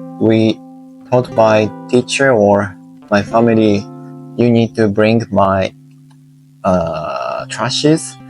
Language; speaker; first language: English; non-native, learner; Japanese